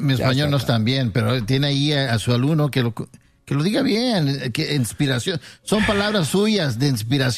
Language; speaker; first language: Spanish; early bilingual, heritage; Spanish